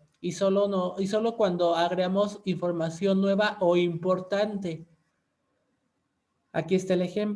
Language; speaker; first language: Spanish; native; Spanish